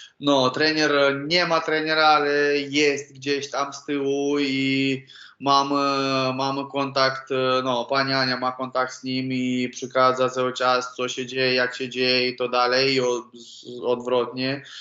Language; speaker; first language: Polish; non-native, learner; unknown